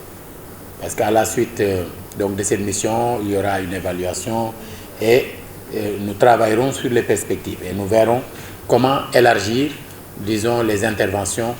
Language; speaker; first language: French; non-native, local second language; Wolof